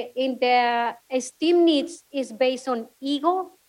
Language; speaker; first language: English; non-native, fluent; Spanish